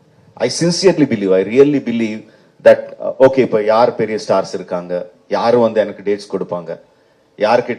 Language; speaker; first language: Tamil; non-native, fluent; Telugu